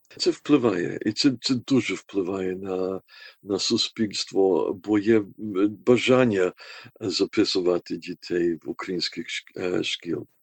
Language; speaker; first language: Ukrainian; early bilingual, heritage; Ukrainian